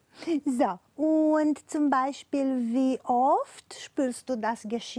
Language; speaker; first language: German; non-native, fluent; Romanian